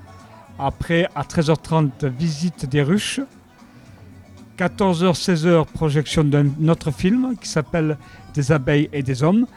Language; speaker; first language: French; native; French